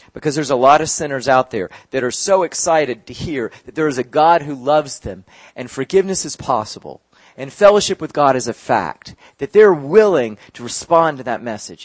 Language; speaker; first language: English; native; English